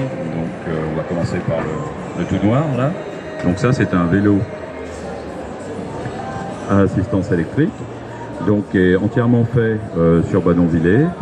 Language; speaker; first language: French; native; French